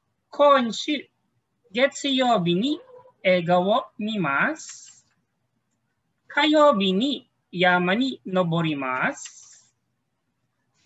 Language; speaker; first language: Japanese; non-native, fluent; Filipino